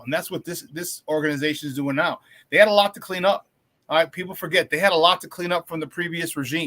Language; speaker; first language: English; native; English